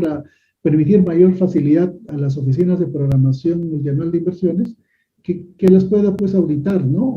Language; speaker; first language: Spanish; native; Spanish